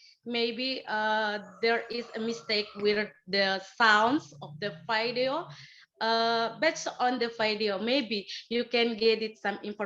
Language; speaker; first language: English; non-native, learner; Indonesian